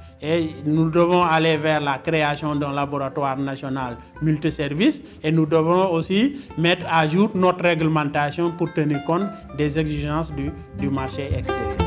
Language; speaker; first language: French; non-native, local second language; Wolof